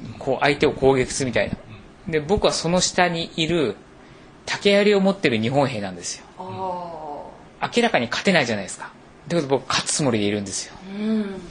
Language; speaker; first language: Japanese; native; Japanese